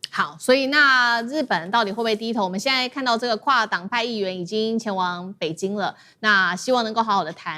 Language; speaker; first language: Chinese; native; Chinese